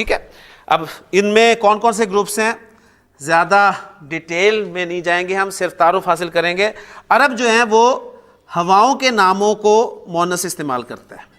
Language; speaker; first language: Urdu; native; Urdu